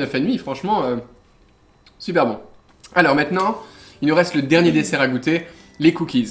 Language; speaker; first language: French; native; French